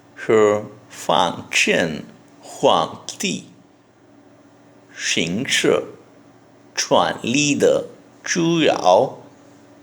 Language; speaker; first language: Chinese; non-native, learner; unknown